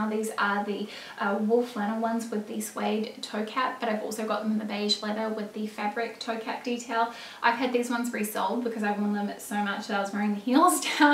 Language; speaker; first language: English; native; English